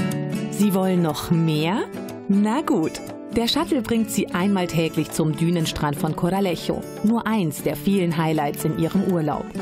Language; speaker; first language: German; native; German